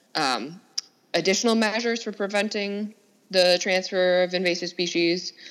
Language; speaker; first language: English; native; English